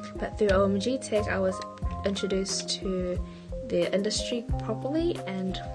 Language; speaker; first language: English; native; English